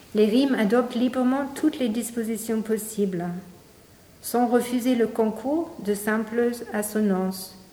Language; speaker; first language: French; non-native, fluent; English